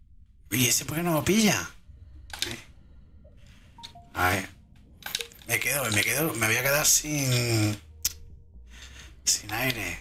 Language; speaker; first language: Spanish; native; Spanish